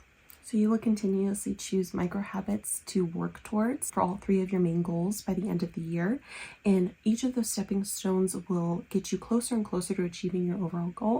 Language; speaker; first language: English; native; English